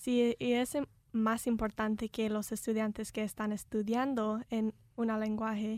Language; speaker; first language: Spanish; early bilingual, heritage; Spanish